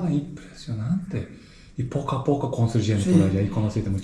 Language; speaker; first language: Spanish; non-native, learner; Japanese